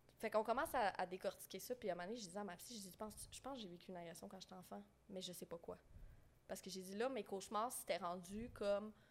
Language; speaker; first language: French; native; French